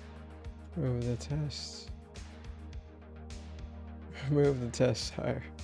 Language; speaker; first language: English; native; English